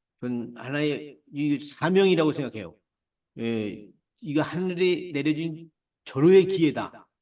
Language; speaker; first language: Korean; native; Korean